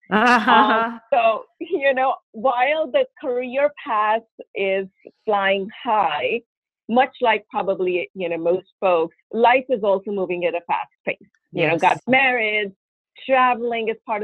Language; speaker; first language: English; non-native, local second language; Hindi